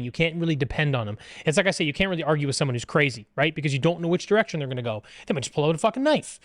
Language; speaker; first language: English; native; English